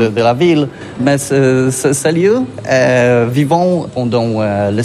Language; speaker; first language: French; non-native, learner; Polish